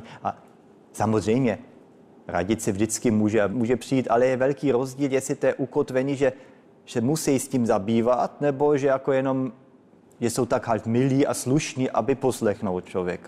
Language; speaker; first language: Czech; early bilingual, heritage; Czech